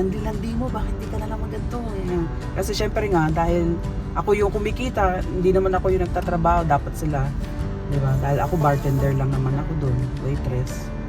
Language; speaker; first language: Filipino; native; Filipino